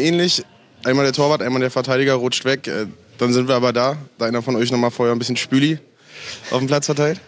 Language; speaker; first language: German; native; German